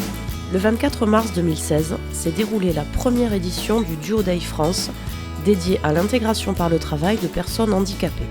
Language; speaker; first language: French; native; French